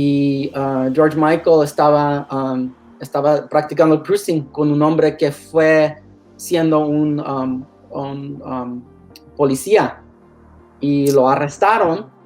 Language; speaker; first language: Spanish; early bilingual, heritage; Spanish